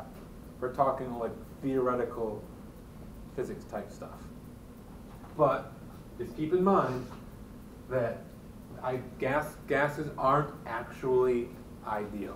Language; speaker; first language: English; native; English